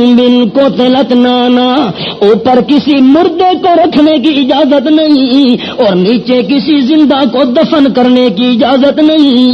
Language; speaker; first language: Urdu; non-native, local second language; Pashto